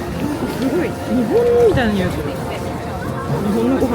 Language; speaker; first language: Japanese; native; Japanese